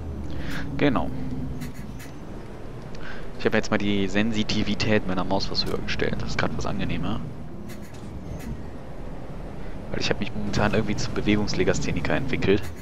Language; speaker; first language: German; native; German